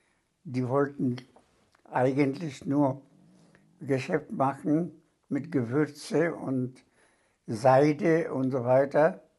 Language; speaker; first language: German; non-native, fluent; Bangla